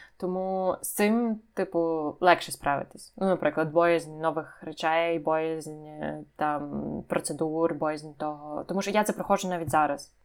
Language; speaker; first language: Ukrainian; native; Ukrainian